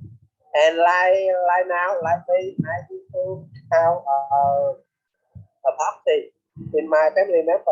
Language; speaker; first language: English; non-native, learner; Vietnamese